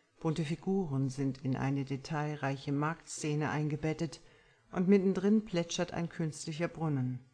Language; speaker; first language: German; native; German